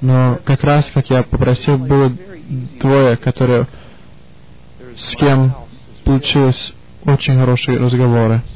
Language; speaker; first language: Russian; early bilingual, heritage; Russian